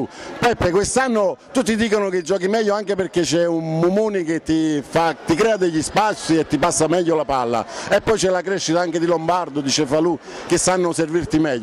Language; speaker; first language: Italian; native; Italian